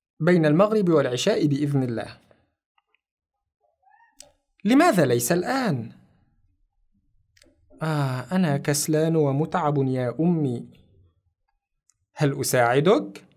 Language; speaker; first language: Arabic; non-native, fluent; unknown